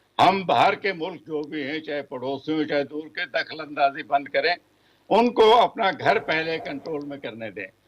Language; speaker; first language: Hindi; native; Hindi